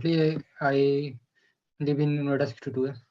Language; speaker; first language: English; non-native, learner; Hindi